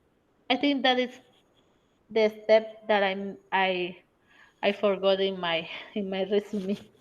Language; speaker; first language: English; non-native, learner; Spanish